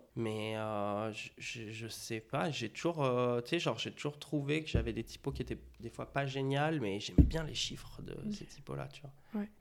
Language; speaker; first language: French; native; French